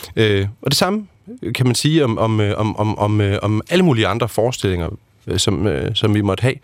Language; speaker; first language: Danish; native; Danish